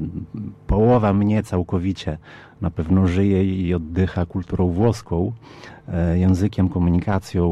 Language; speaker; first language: Polish; early bilingual, heritage; Polish